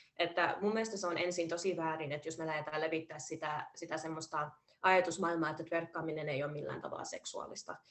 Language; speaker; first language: Finnish; early bilingual, heritage; Finnish